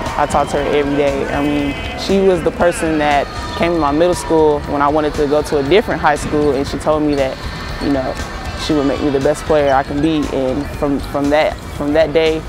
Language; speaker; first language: English; native; English